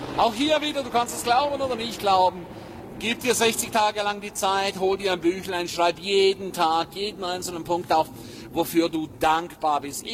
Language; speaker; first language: German; native; German